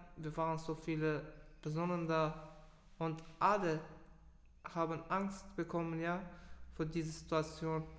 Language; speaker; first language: German; non-native, learner; Persian